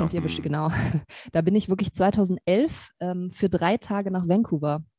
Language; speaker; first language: German; native; German